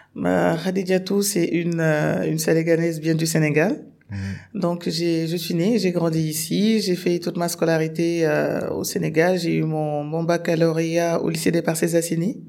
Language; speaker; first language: French; non-native, local second language; Wolof